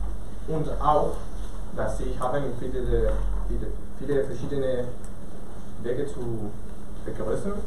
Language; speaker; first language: German; non-native, learner; Spanish